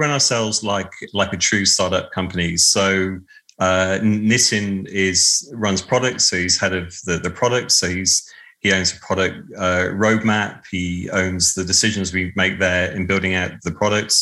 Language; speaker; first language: English; native; English